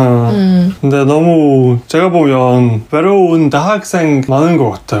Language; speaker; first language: Korean; non-native, fluent; Hungarian